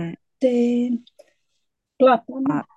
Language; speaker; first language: Spanish; non-native, learner; Chinese